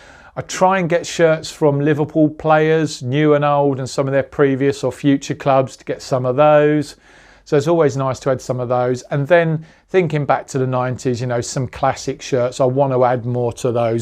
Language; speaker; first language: English; native; English